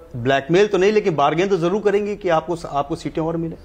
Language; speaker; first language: Hindi; native; Hindi